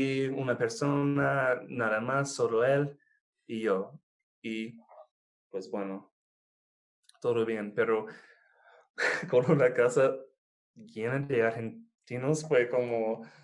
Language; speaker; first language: Spanish; non-native, fluent; English